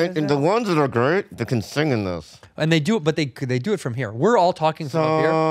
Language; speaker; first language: English; native; English